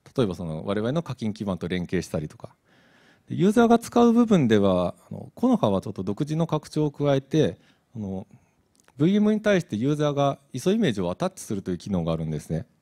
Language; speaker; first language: Japanese; native; Japanese